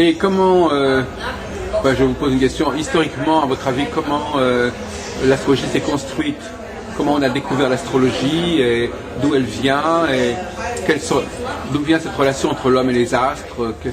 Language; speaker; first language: French; native; French